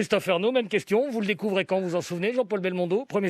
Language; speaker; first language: French; native; French